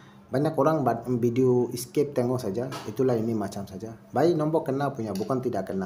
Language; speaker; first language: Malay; non-native, learner; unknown